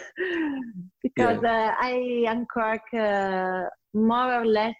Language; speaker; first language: English; non-native, learner; Italian